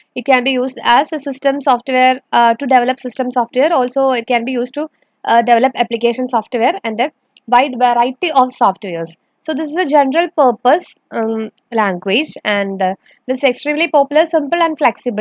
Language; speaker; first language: English; non-native, local second language; Malayalam